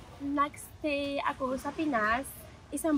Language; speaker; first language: Filipino; non-native, learner; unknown